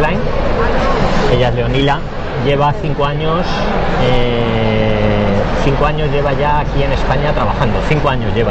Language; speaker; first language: Spanish; native; Spanish